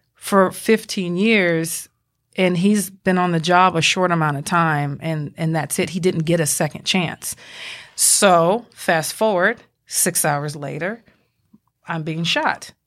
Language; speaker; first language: English; native; English